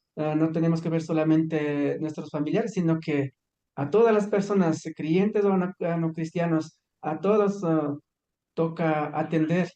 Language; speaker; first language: Spanish; non-native, local second language; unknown